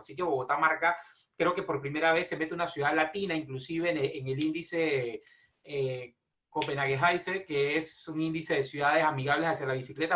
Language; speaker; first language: Spanish; native; Spanish